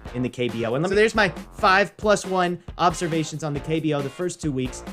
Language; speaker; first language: English; native; English